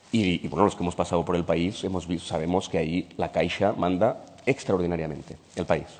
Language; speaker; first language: Spanish; native; Spanish